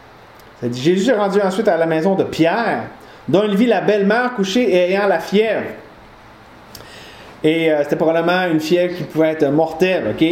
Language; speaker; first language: French; native; French